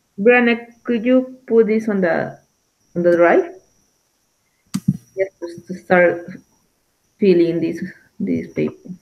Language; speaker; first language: English; non-native, learner; Spanish